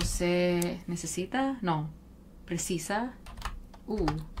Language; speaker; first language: Portuguese; non-native, learner; English